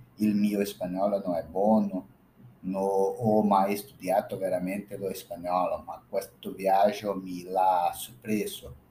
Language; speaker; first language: Italian; non-native, fluent; Portuguese